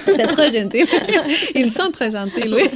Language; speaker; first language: French; non-native, fluent; Spanish